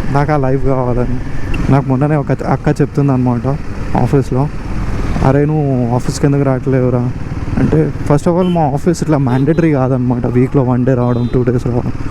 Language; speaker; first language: Telugu; non-native, local second language; Hindi